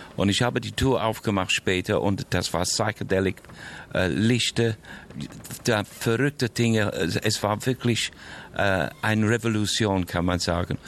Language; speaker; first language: German; non-native, fluent; English